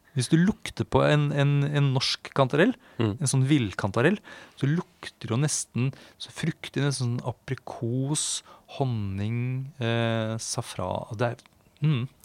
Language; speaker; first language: Norwegian; non-native, fluent; Swedish